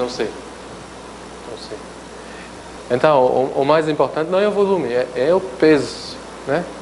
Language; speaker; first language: Portuguese; non-native, fluent; French